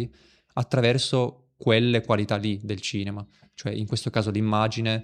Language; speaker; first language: Italian; native; Italian